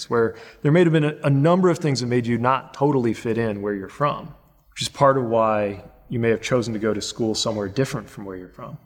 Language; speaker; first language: English; native; English